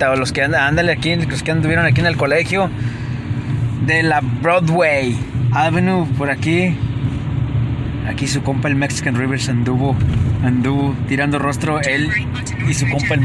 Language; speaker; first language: Spanish; native; Spanish